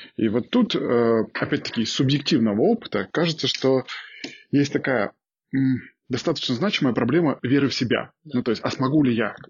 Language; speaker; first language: Russian; native; Russian